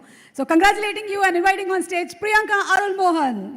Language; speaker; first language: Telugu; native; Telugu